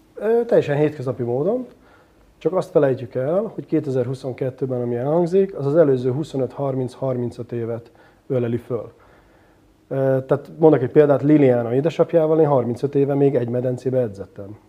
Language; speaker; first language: Hungarian; native; Hungarian